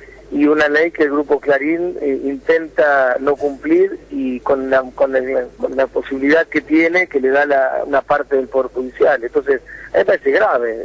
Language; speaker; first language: Spanish; native; Spanish